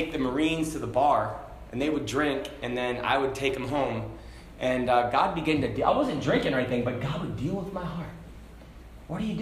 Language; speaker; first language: English; native; English